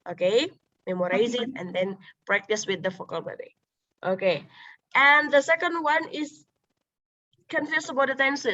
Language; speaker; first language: English; non-native, local second language; Indonesian